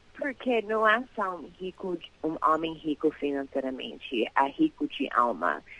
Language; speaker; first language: Portuguese; early bilingual, heritage; Portuguese